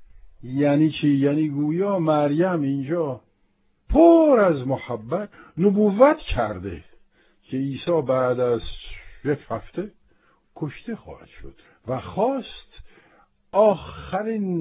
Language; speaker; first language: Persian; non-native, fluent; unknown